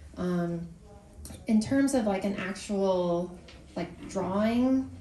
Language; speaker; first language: English; native; English